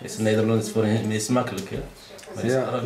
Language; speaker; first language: Dutch; non-native, learner; Arabic